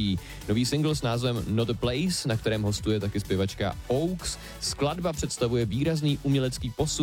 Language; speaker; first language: Czech; native; Czech